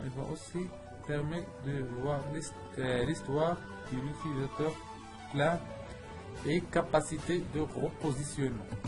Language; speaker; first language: French; non-native, learner; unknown